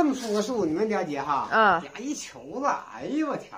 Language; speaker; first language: Chinese; native; Chinese